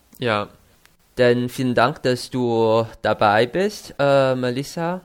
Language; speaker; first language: German; non-native, fluent; Chinese